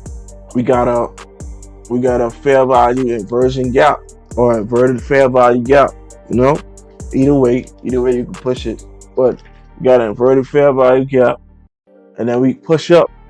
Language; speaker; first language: English; native; English